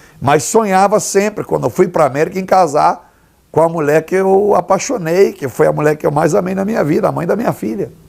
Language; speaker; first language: Portuguese; native; Portuguese